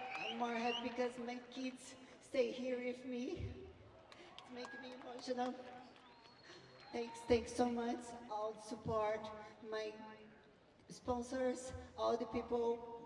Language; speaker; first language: English; non-native, learner; Portuguese